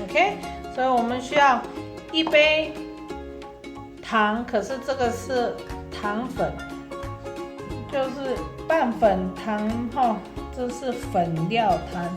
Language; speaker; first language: Chinese; early bilingual, heritage; Chinese